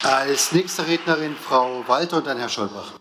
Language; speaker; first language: German; native; German